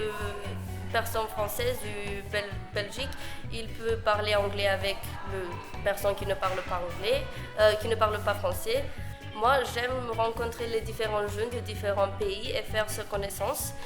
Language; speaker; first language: French; non-native, learner; Macedonian